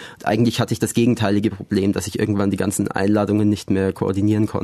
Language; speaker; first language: German; native; German